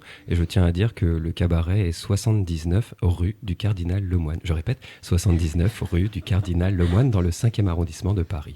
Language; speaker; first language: French; native; French